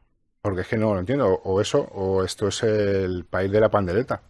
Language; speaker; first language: Spanish; native; Spanish